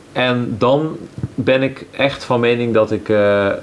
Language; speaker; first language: Dutch; native; Dutch